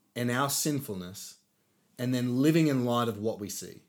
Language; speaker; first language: English; native; English